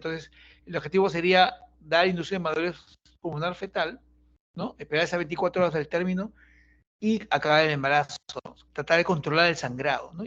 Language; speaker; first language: Spanish; native; Spanish